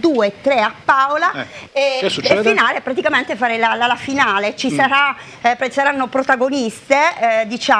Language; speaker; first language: Italian; native; Italian